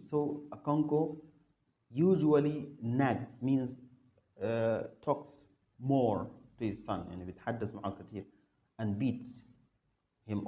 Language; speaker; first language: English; non-native, fluent; Arabic